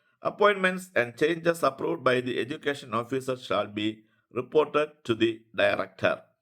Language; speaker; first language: English; non-native, local second language; Malayalam